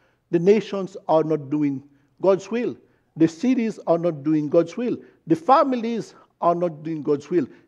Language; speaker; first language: English; non-native, fluent; Haitian Creole